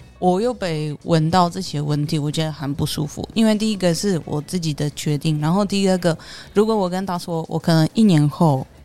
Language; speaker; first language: Chinese; non-native, fluent; Polish